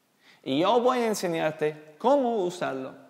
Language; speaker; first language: Spanish; non-native, fluent; English